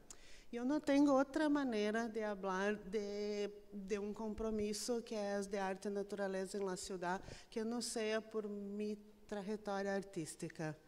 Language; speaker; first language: Spanish; non-native, fluent; Portuguese